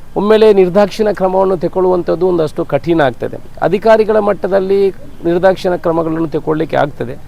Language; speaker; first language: Kannada; native; Kannada